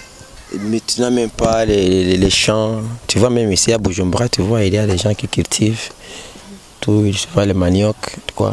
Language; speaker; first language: French; non-native, local second language; Rundi